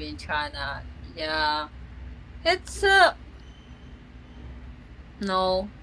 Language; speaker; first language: English; non-native, fluent; Chinese